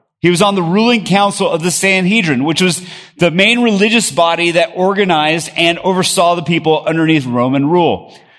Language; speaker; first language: English; early bilingual, other home language; Spanish